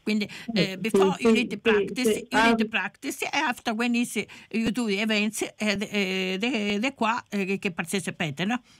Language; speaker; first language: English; non-native, learner; Italian